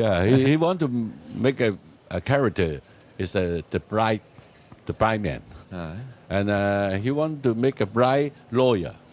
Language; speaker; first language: English; non-native, learner; Cantonese